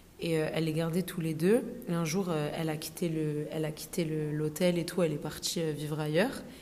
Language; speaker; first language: French; native; French